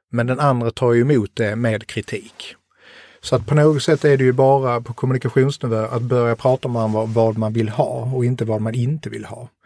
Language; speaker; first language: Swedish; native; Swedish